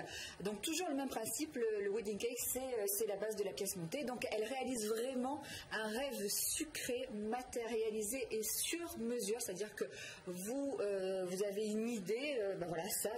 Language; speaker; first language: French; native; French